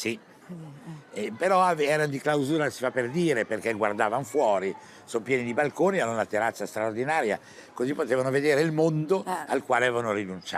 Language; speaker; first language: Italian; native; Italian